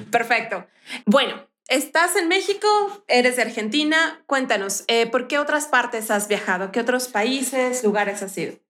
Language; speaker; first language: Spanish; native; Spanish